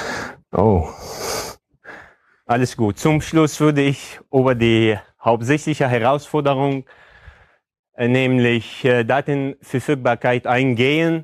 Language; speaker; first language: German; non-native, fluent; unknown